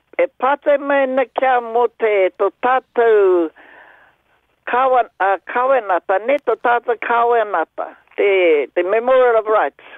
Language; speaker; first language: Māori; native; Māori